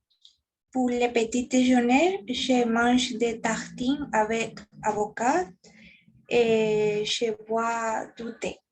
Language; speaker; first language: French; non-native, learner; Spanish